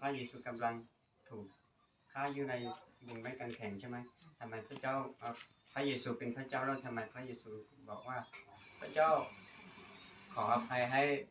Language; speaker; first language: Thai; non-native, local second language; Hmong